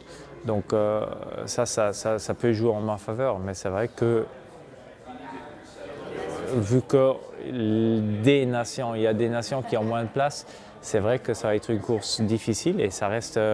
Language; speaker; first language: French; non-native, local second language; Luxembourgish